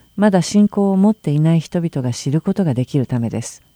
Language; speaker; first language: Japanese; native; Japanese